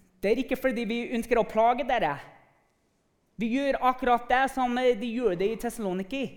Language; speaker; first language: Norwegian; non-native, fluent; English